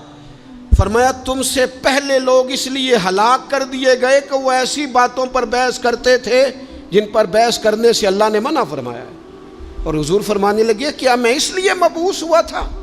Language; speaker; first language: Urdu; non-native, local second language; Punjabi